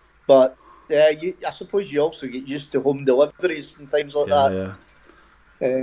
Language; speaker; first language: English; native; English